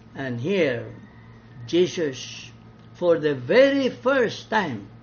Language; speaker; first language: English; non-native, local second language; Cebuano